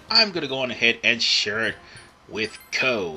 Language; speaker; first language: English; native; English